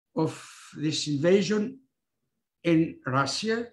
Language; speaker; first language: English; non-native, fluent; Greek